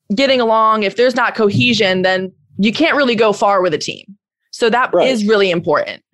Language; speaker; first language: English; native; English